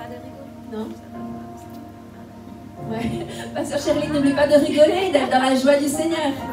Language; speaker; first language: French; native; French